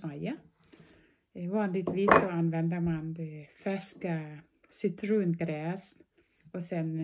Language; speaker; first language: Swedish; non-native, fluent; Thai